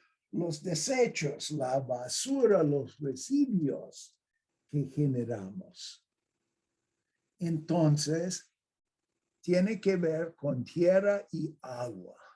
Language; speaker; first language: Spanish; non-native, fluent; English